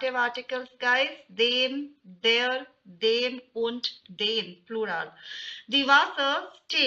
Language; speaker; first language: German; non-native, fluent; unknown